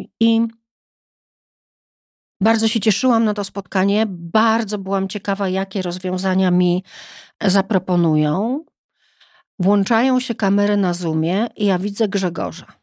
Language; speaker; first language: Polish; native; Polish